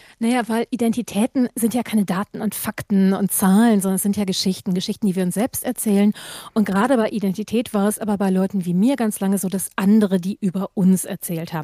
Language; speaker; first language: German; native; German